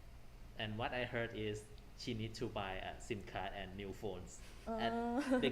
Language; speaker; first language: English; non-native, fluent; Thai